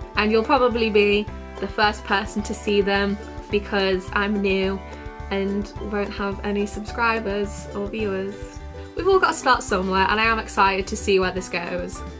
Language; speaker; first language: English; native; English